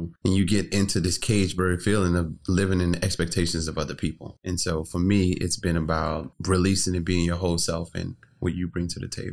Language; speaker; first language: English; native; English